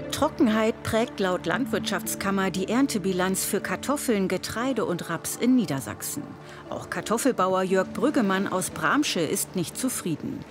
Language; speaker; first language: German; native; German